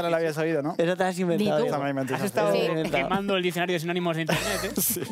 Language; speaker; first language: Spanish; native; Spanish